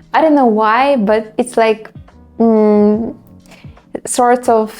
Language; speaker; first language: English; non-native, learner; Ukrainian